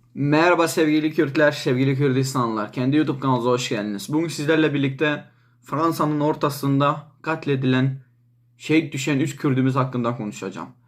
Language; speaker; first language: Turkish; non-native, local second language; Kurdish